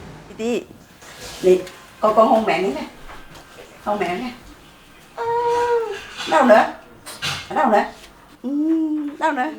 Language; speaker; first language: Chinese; non-native, fluent; Vietnamese